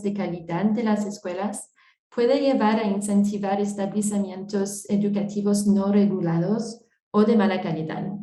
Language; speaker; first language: Spanish; non-native, fluent; French